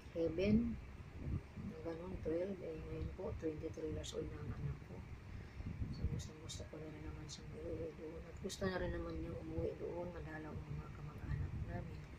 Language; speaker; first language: Filipino; non-native, local second language; Cebuano